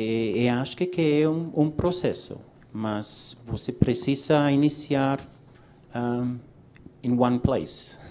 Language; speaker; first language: Portuguese; non-native, learner; English